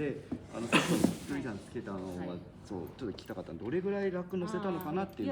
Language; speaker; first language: Japanese; native; Japanese